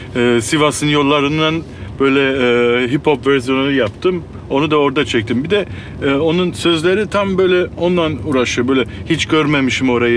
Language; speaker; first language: Turkish; early bilingual, heritage; Turkish